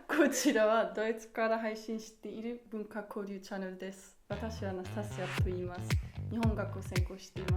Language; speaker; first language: Japanese; non-native, learner; German